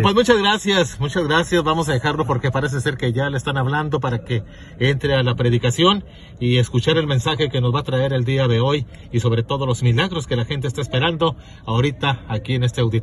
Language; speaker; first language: Spanish; native; Spanish